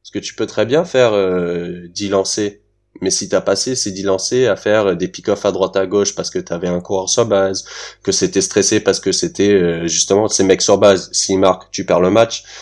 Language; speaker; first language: French; early bilingual, heritage; French